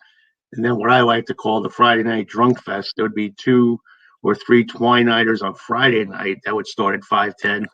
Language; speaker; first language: English; native; English